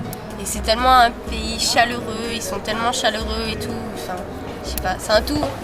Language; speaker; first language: French; native; French